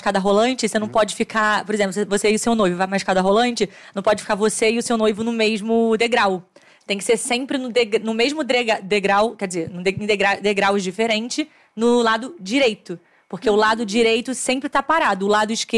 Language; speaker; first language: Portuguese; native; Portuguese